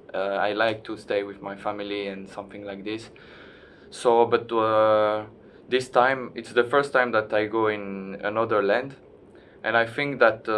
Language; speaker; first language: English; non-native, learner; French